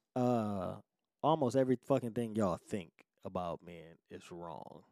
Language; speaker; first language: English; native; English